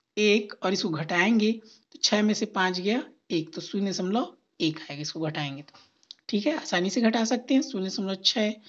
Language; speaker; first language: Hindi; native; Hindi